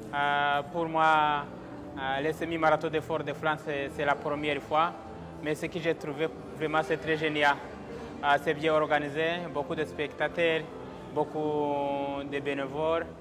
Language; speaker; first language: French; non-native, fluent; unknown